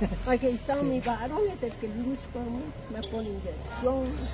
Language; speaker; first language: Spanish; non-native, local second language; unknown